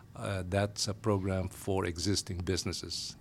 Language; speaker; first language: English; non-native, local second language; Filipino